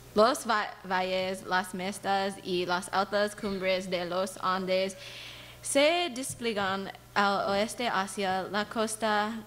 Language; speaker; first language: Spanish; non-native, learner; English